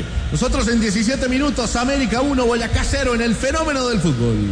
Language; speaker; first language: Spanish; native; Spanish